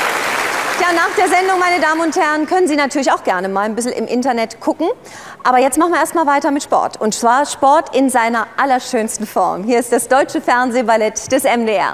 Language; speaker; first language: German; native; German